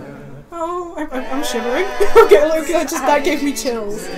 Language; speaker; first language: English; native; English